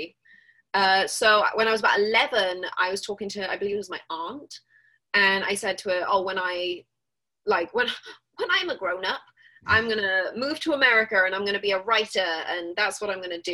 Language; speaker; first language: English; native; English